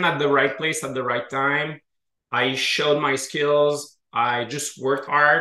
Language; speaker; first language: English; non-native, fluent; French